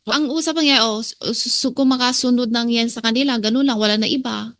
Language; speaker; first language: Filipino; early bilingual, other home language; Chinese